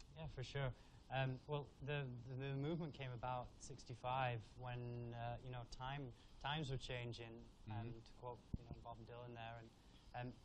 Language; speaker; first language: English; native; English